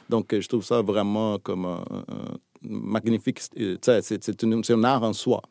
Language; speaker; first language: French; non-native, fluent; Portuguese